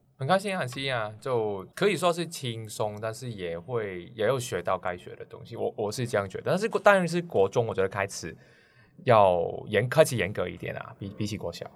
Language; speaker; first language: Chinese; non-native, local second language; Cantonese